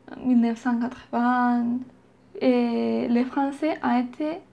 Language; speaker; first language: French; non-native, learner; Spanish